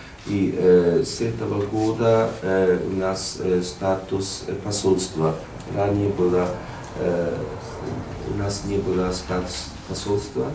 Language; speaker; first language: Russian; non-native, learner; Japanese